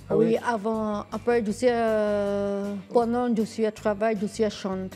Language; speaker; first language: French; non-native, learner; English